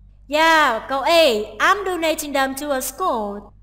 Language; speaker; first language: English; non-native, fluent; Vietnamese